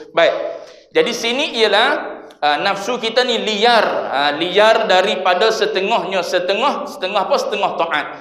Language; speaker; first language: Malay; native; Malay